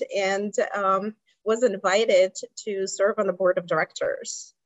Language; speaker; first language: English; non-native, fluent; Russian